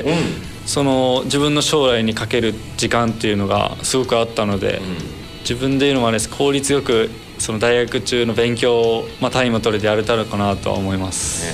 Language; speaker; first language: Japanese; native; Japanese